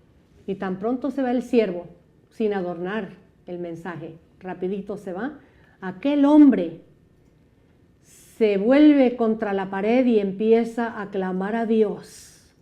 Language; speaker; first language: Spanish; native; Spanish